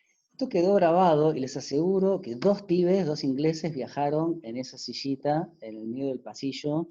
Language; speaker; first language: Spanish; native; Spanish